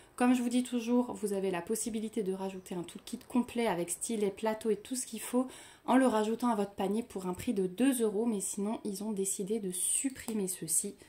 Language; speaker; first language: French; native; French